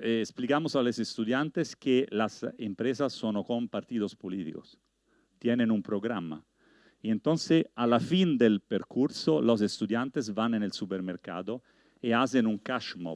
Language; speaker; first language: Spanish; non-native, learner; Italian